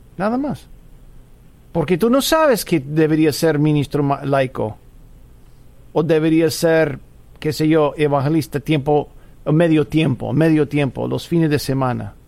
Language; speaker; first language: Spanish; non-native, fluent; English